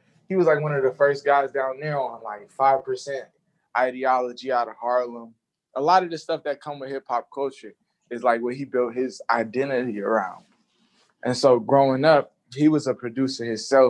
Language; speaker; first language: English; native; English